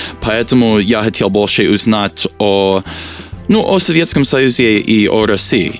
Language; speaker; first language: Russian; non-native, learner; English